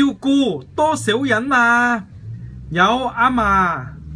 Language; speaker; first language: Chinese; non-native, local second language; Cantonese